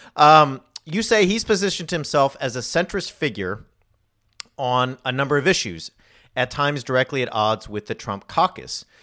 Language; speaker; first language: English; native; English